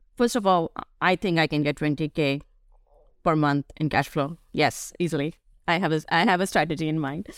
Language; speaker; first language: English; non-native, local second language; Hindi